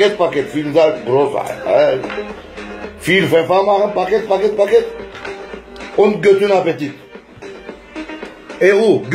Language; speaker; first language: German; non-native, learner; Turkish